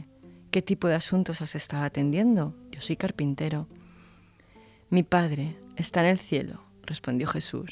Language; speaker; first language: Spanish; native; Spanish